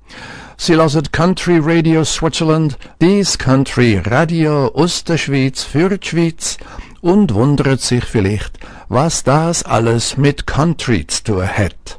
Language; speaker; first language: German; native; German